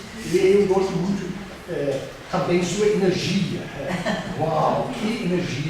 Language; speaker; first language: Portuguese; non-native, fluent; Danish